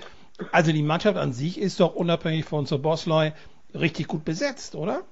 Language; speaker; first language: German; native; German